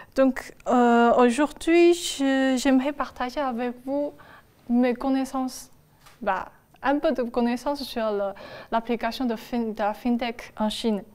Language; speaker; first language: French; non-native, fluent; Chinese